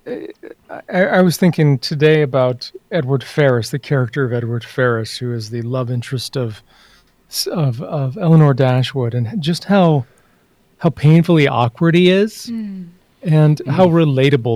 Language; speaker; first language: English; native; English